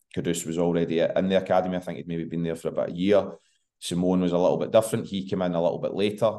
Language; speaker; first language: English; native; English